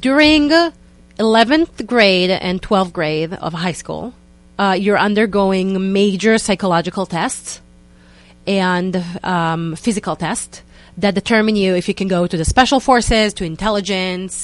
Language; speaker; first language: English; non-native, fluent; Hebrew